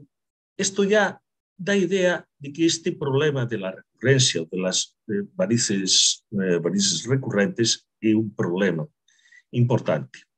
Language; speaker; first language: Spanish; native; Spanish